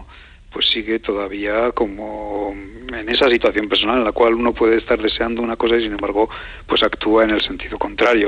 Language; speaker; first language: Spanish; native; Spanish